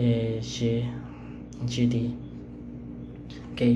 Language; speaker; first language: French; non-native, learner; Spanish